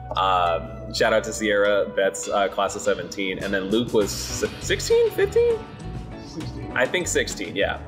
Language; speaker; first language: English; native; English